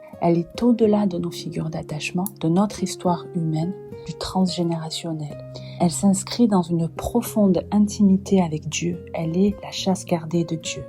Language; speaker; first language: French; native; French